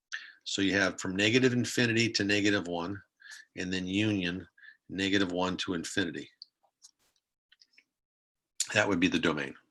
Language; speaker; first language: English; native; English